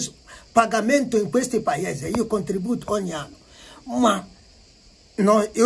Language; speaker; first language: Italian; non-native, learner; Igbo